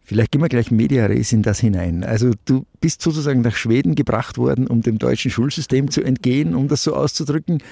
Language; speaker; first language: German; native; German